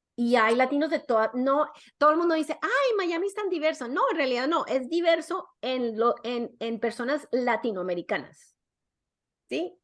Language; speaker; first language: Spanish; early bilingual, other home language; English